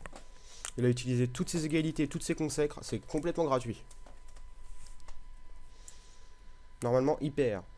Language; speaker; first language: French; native; French